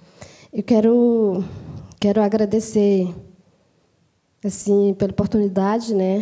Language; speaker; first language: Portuguese; non-native, local second language; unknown